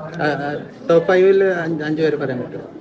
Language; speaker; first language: Malayalam; native; Malayalam